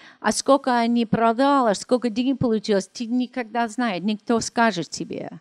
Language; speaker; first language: Russian; non-native, learner; English